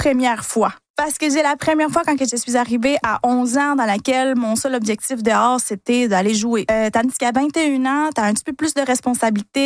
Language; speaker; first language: French; early bilingual, other home language; Spanish